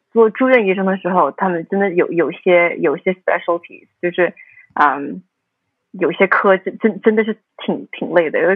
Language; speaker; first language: Chinese; early bilingual, heritage; Chinese